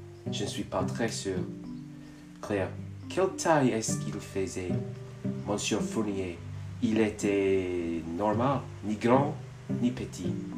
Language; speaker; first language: French; non-native, learner; English